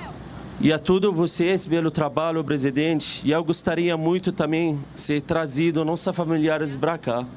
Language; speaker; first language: Portuguese; non-native, fluent; Arabic